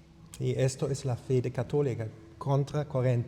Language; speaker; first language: Italian; non-native, fluent; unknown